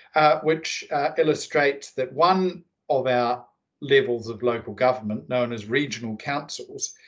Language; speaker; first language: English; native; English